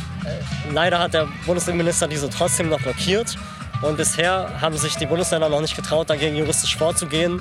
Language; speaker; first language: German; native; German